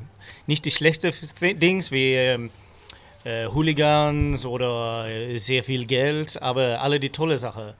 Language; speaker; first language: German; non-native, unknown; Swedish